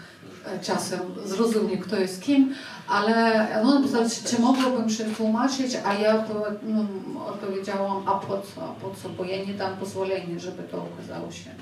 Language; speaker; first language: Polish; non-native, fluent; Ukrainian